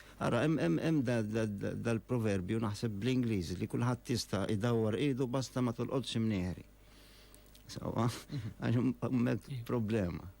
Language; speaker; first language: Maltese; non-native, fluent; Arabic